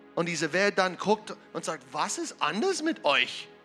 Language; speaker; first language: German; non-native, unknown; English